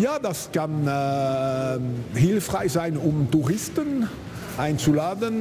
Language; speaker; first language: German; non-native, local second language; French